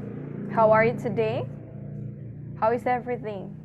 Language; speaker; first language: English; non-native, fluent; Indonesian